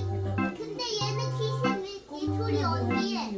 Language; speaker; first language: Korean; native; Korean